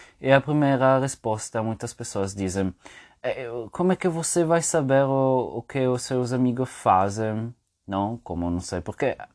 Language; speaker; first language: Portuguese; non-native, fluent; French